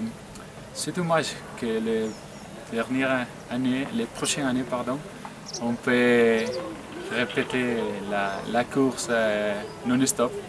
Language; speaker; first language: French; non-native, learner; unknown